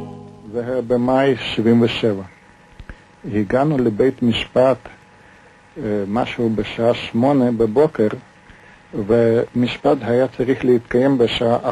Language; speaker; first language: Hebrew; non-native, fluent; Russian